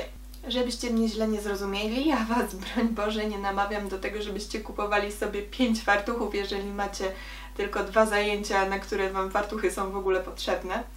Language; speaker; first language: Polish; native; Polish